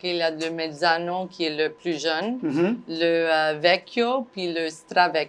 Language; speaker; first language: French; non-native, fluent; English